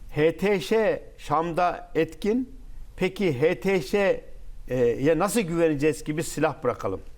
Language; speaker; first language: Turkish; native; Turkish